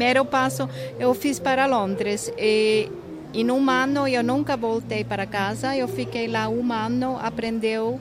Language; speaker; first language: Portuguese; non-native, fluent; German